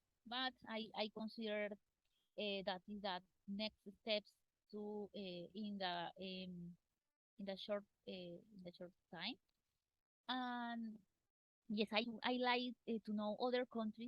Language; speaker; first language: English; non-native, learner; Spanish